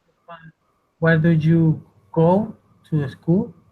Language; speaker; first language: English; non-native, learner; Spanish